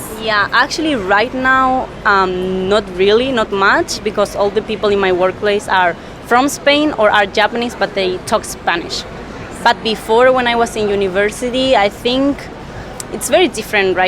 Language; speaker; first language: English; non-native, fluent; Spanish